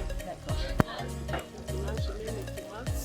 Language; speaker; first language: French; non-native, local second language; English